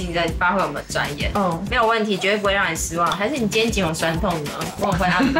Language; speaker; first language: Chinese; native; Chinese